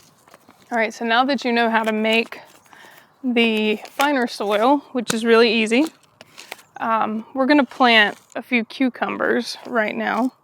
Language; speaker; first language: English; native; English